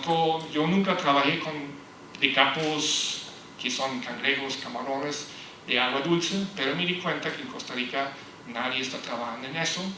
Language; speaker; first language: Spanish; non-native, fluent; German